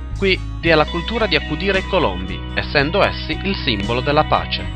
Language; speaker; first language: Italian; native; Italian